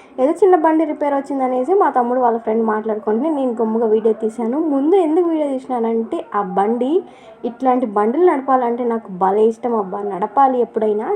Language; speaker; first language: Telugu; non-native, local second language; Urdu